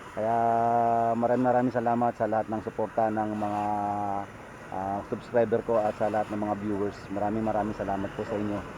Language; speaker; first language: Filipino; native; Filipino